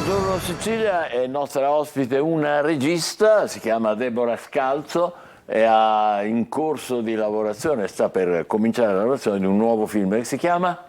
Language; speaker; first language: Italian; native; Italian